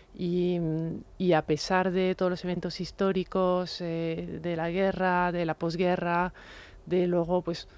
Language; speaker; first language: Spanish; non-native, fluent; French